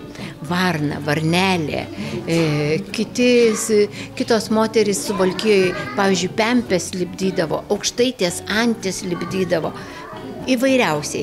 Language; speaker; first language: Lithuanian; native; Lithuanian